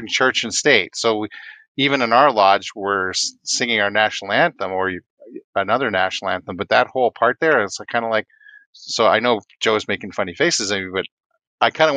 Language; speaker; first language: English; native; English